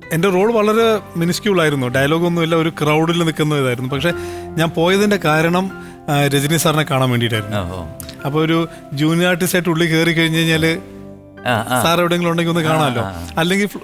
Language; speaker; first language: Malayalam; native; Malayalam